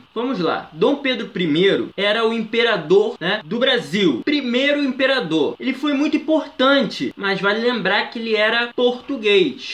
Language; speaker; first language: Portuguese; native; Portuguese